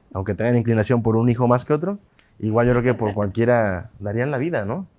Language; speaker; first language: Spanish; native; Spanish